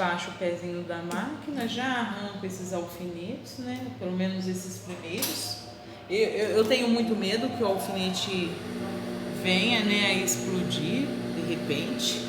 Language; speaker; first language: Portuguese; native; Portuguese